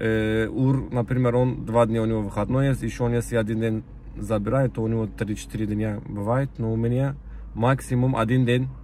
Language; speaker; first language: Russian; non-native, learner; Turkish